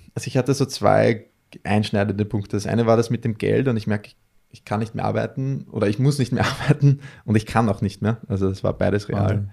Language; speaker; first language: German; native; German